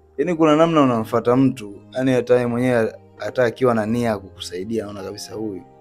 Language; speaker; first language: Swahili; native; Swahili